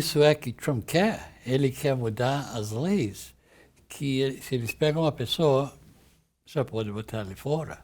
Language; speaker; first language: Portuguese; non-native, fluent; English